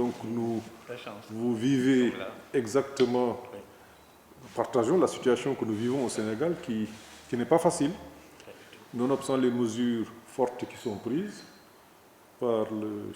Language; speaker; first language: French; non-native, local second language; Wolof